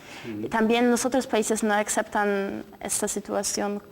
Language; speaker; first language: Spanish; non-native, fluent; Polish